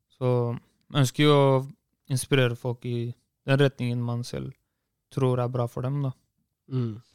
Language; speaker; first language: Norwegian; early bilingual, other home language; Kurdish